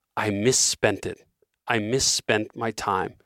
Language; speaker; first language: English; non-native, fluent; Danish